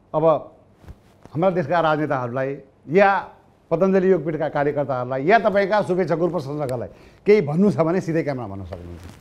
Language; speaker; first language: Nepali; native; Nepali